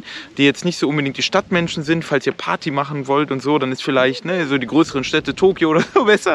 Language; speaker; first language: German; native; German